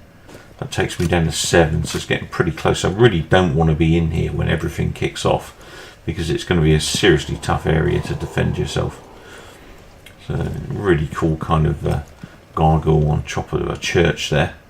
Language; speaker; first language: English; native; English